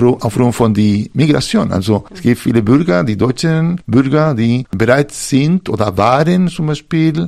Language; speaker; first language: German; non-native, fluent; Spanish